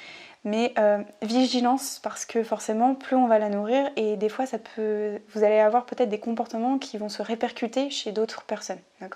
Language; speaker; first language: French; native; French